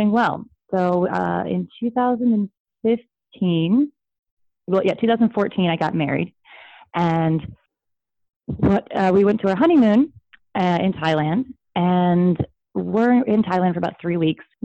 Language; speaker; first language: English; native; English